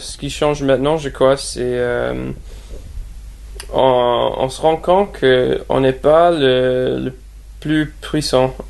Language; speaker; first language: French; non-native, fluent; English